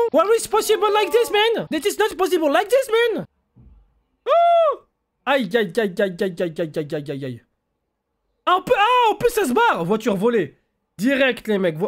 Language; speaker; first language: French; native; French